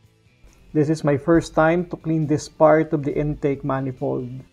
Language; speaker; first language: English; non-native, local second language; Filipino